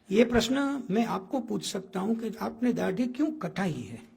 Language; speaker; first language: Hindi; non-native, local second language; Gujarati